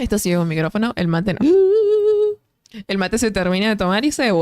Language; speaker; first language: Spanish; native; Spanish